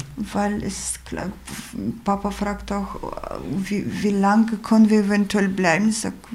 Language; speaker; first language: German; non-native, fluent; Ukrainian